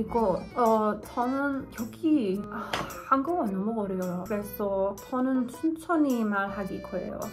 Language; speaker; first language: Korean; non-native, learner; English